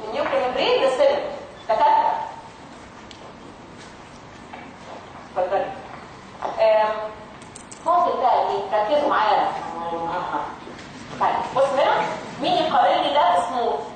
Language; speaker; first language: Arabic; native; Arabic